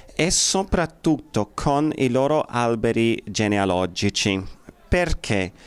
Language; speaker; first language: Italian; non-native, fluent; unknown